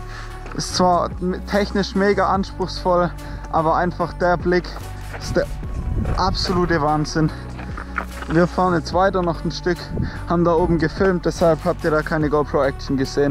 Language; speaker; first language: German; native; German